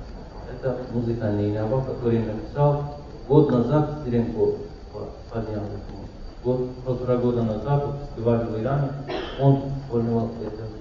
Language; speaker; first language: Russian; non-native, learner; Persian